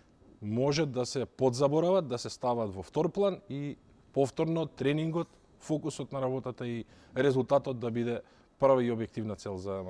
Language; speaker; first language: Macedonian; native; Macedonian